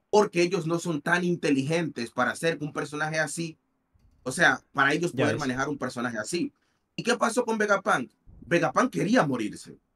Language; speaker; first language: Spanish; native; Spanish